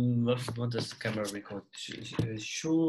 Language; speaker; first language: Arabic; non-native, learner; Dutch